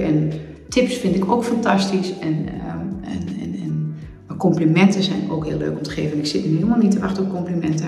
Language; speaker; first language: Dutch; native; Dutch